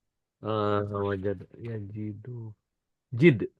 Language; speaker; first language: Arabic; non-native, learner; Indonesian